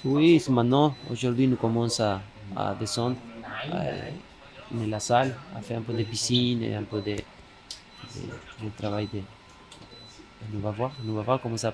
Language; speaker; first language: French; non-native, fluent; Spanish